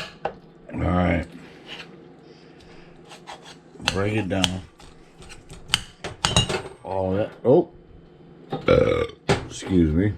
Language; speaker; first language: English; native; English